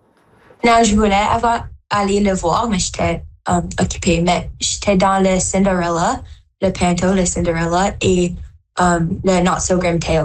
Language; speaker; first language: French; non-native, local second language; English